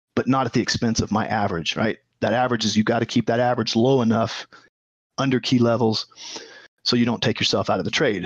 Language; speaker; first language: English; native; English